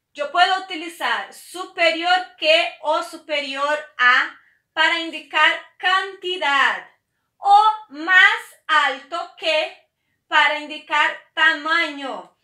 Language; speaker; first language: Spanish; non-native, fluent; Portuguese